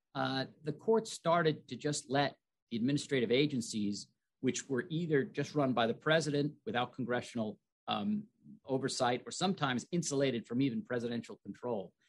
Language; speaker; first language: English; native; English